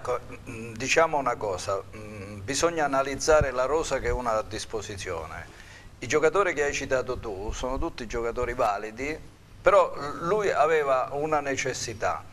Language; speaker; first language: Italian; native; Italian